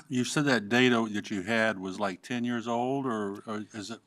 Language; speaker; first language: English; native; English